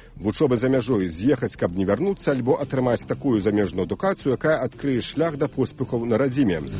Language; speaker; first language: Belarusian; native; Belarusian